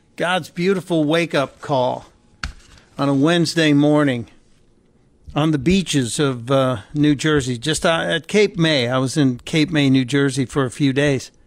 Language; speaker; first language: English; native; English